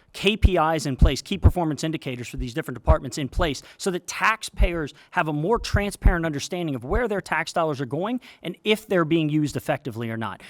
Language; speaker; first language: English; native; English